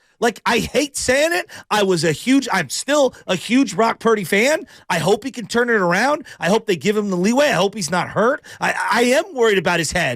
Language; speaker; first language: English; native; English